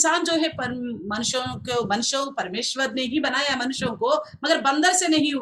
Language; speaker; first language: Hindi; non-native, local second language; Telugu